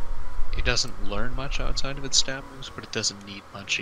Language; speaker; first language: English; native; English